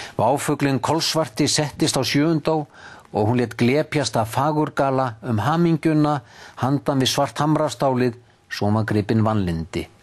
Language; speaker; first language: Icelandic; native; Icelandic